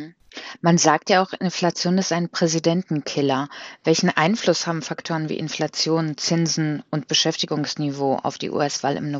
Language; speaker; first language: German; native; German